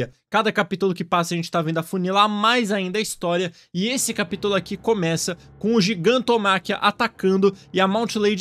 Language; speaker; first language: Portuguese; native; Portuguese